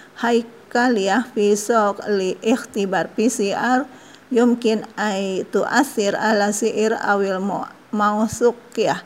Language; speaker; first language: Arabic; non-native, fluent; Indonesian